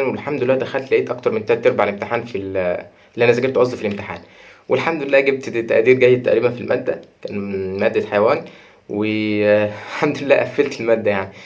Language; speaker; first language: Arabic; native; Arabic